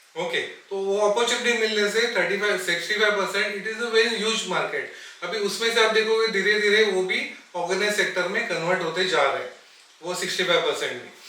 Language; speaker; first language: Hindi; non-native, local second language; Marathi